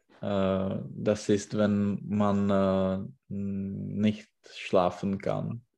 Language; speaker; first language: German; non-native, learner; Czech